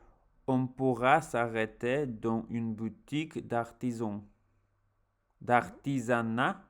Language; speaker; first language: French; non-native, learner; English